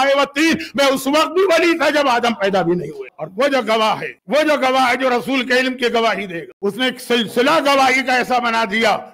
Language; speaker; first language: Urdu; native; Urdu